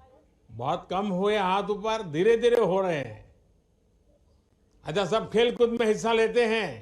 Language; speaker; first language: Hindi; non-native, local second language; Gujarati